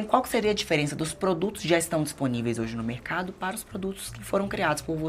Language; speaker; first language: Portuguese; native; Portuguese